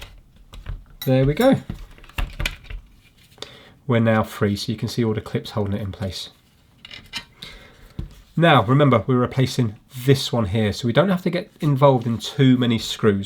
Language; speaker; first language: English; native; English